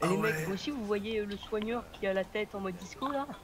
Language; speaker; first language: French; native; French